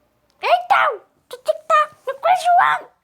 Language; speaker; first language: Portuguese; native; Portuguese